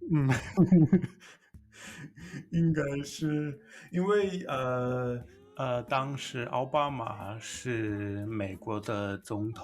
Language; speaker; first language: Chinese; non-native, fluent; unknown